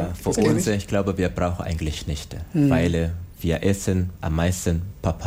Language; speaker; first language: German; non-native, learner; Swahili